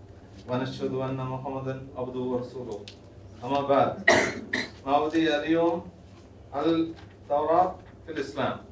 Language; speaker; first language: Arabic; non-native, learner; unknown